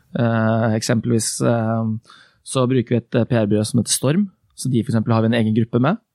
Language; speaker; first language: Norwegian; native; Norwegian